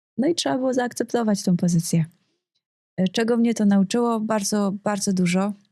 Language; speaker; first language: Polish; native; Polish